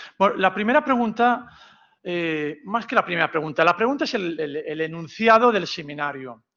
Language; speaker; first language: Spanish; non-native, local second language; Catalan